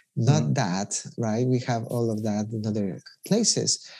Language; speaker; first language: English; non-native, fluent; Spanish